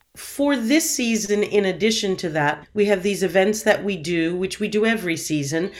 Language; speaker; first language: English; native; English